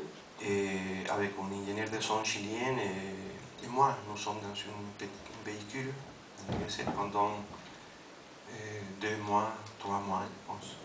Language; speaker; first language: French; non-native, fluent; Spanish